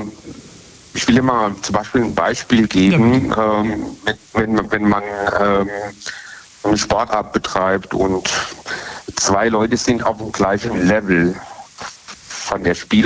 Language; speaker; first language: German; native; German